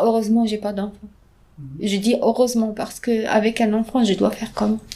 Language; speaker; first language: French; non-native, fluent; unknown